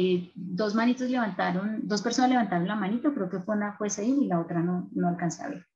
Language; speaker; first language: Spanish; native; Spanish